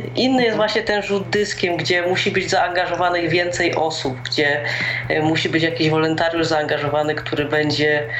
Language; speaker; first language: Polish; native; Polish